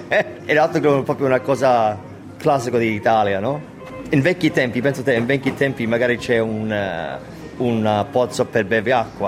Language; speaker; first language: Italian; early bilingual, heritage; English